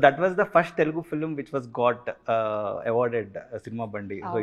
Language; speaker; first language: Telugu; native; Telugu